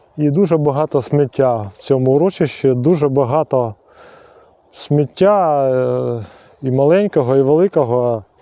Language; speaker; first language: Ukrainian; native; Ukrainian